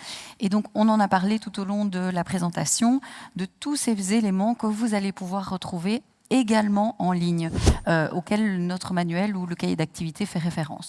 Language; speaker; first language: French; native; French